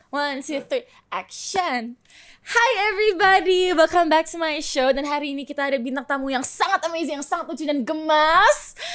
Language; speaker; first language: Indonesian; non-native, local second language; English